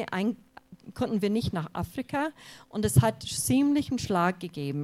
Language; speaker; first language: German; non-native, fluent; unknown